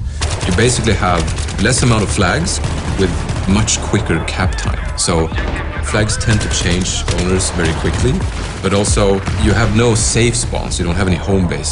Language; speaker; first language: English; non-native, fluent; Swedish